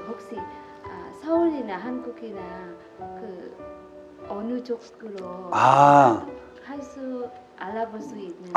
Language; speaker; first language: Korean; non-native, learner; Vietnamese